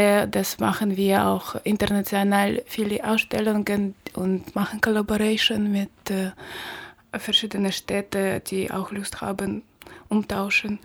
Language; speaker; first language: German; non-native, learner; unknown